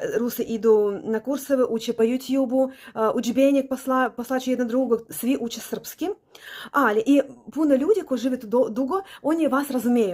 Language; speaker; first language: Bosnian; non-native, learner; Russian